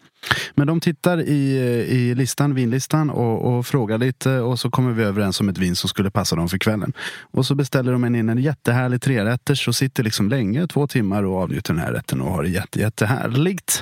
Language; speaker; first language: Swedish; native; Swedish